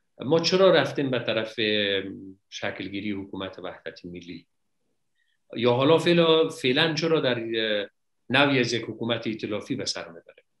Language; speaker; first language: Persian; native; Persian